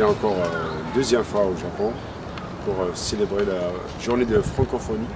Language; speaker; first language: French; non-native, local second language; Kabyle